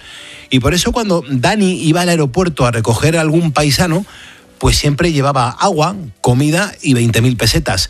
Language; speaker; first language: Spanish; native; Spanish